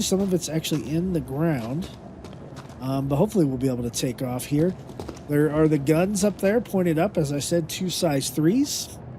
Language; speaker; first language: English; native; English